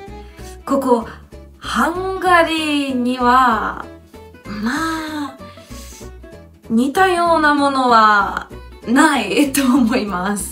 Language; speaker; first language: Japanese; non-native, fluent; Hungarian